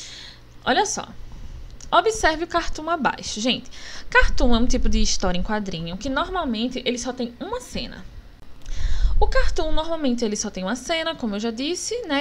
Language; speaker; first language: Portuguese; native; Portuguese